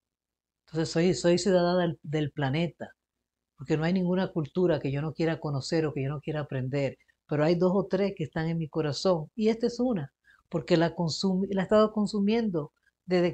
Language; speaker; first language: Spanish; early bilingual, heritage; Spanish